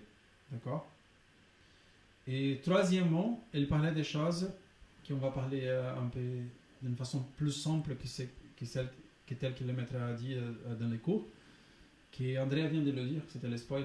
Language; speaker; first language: French; non-native, fluent; Spanish